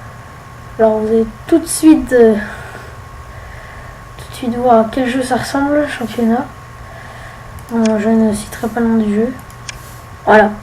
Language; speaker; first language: French; native; French